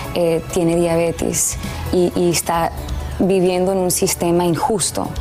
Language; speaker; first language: Spanish; early bilingual, heritage; Spanish